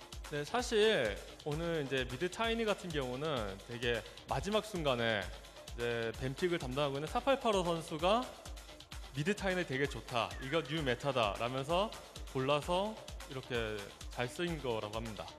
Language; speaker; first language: Korean; native; Korean